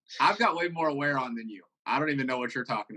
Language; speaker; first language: English; native; English